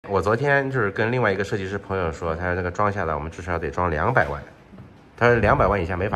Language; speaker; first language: Chinese; native; Chinese